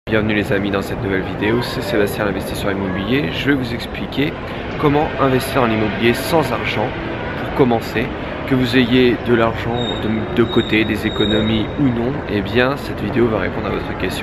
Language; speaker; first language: French; native; French